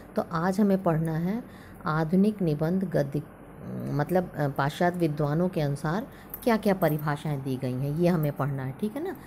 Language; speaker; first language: Hindi; native; Hindi